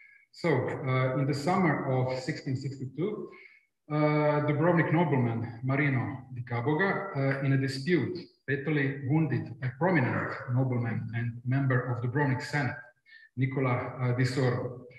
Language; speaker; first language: English; non-native, fluent; Croatian